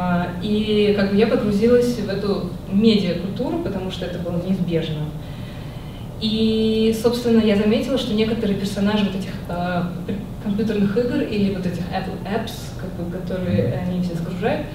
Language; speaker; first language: Russian; native; Russian